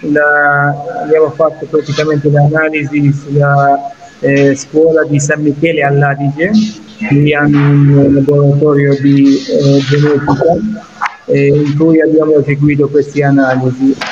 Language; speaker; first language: Italian; non-native, fluent; Arabic